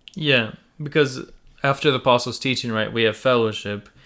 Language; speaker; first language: English; early bilingual, other home language; Russian